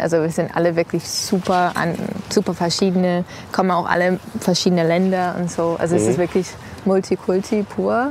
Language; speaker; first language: German; non-native, fluent; English